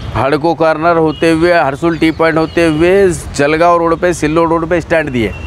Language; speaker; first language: Hindi; non-native, local second language; Marathi